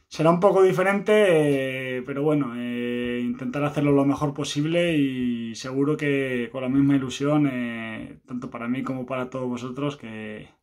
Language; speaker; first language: Spanish; native; Spanish